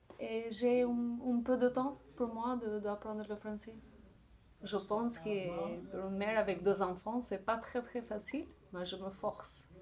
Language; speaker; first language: French; non-native, learner; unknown